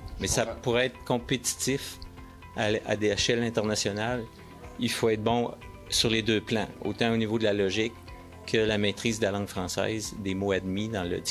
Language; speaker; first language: French; native; French